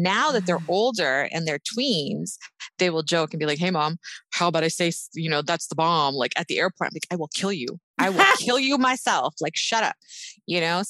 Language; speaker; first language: English; native; English